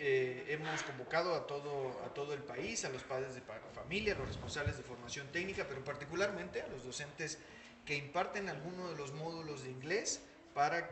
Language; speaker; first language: Spanish; native; Spanish